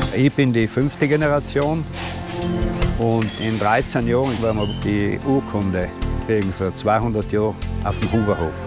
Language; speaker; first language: German; native; German